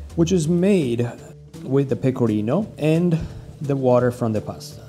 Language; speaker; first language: English; non-native, fluent; Italian